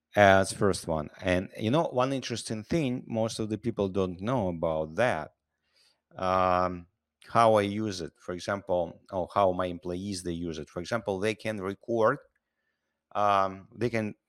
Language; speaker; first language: English; non-native, fluent; Russian